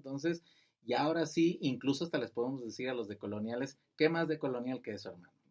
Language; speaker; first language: Spanish; native; Spanish